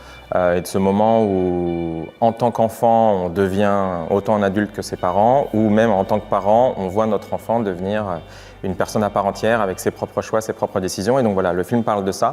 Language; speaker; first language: French; native; French